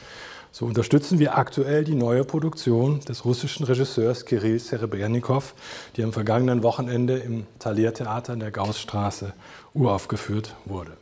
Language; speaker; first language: German; native; German